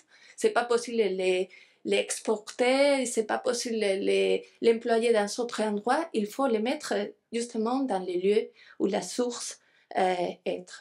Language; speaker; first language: French; non-native, fluent; Spanish